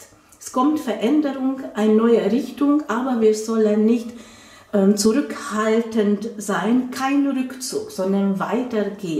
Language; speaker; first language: German; non-native, fluent; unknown